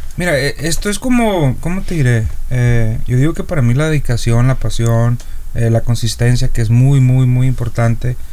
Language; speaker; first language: Spanish; native; Spanish